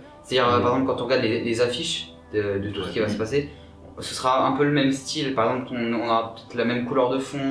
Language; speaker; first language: French; native; French